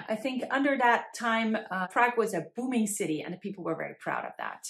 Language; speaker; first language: English; non-native, fluent; Dutch